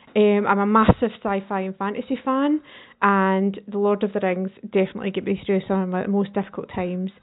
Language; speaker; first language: English; native; English